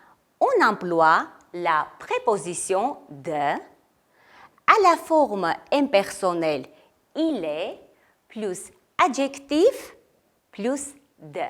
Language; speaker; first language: French; non-native, fluent; Armenian